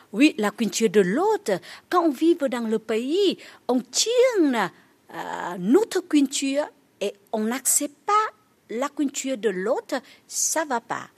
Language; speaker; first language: French; non-native, learner; Vietnamese